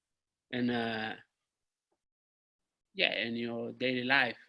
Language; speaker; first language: English; non-native, learner; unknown